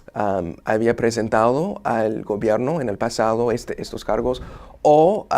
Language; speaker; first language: Spanish; non-native, fluent; English